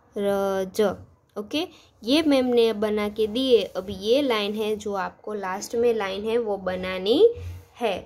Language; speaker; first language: Hindi; non-native, local second language; Gujarati